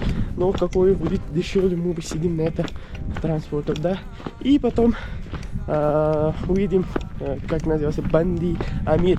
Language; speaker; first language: Russian; non-native, learner; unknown